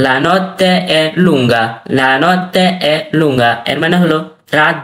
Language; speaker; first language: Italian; non-native, learner; Bangla